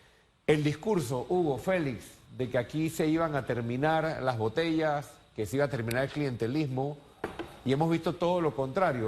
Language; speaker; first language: Spanish; native; Spanish